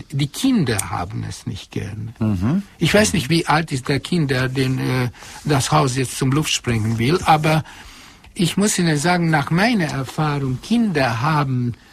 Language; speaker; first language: German; non-native, fluent; Hungarian